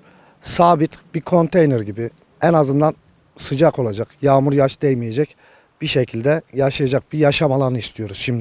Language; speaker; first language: Turkish; native; Turkish